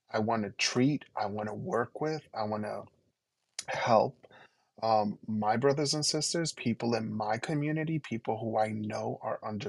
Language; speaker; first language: English; early bilingual, other home language; Spanish